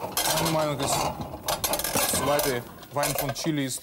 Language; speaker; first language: German; non-native, learner; Russian